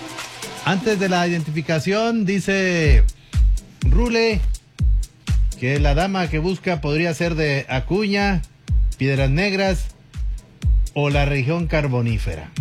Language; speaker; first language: Spanish; native; Spanish